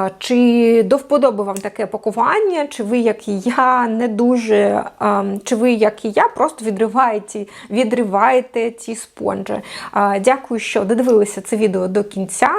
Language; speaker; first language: Ukrainian; non-native, local second language; Russian